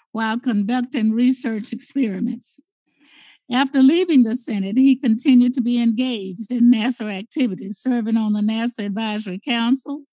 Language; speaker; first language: English; native; English